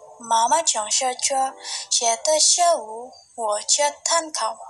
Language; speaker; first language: Chinese; non-native, learner; Indonesian